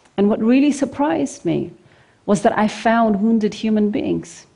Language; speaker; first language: English; non-native, fluent; Norwegian